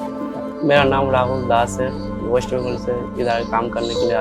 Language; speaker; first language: Hindi; non-native, local second language; Bangla